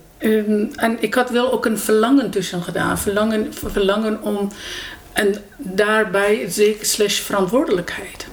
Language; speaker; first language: Dutch; non-native, fluent; Persian